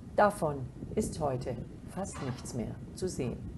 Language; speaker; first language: German; native; German